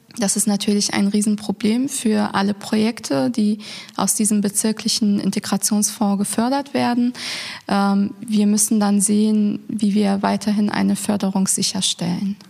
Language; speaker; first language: German; native; German